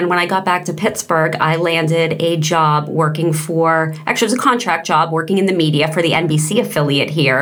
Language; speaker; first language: English; native; English